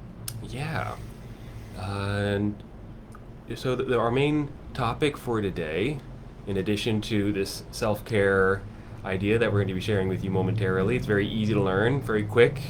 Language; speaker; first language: English; native; English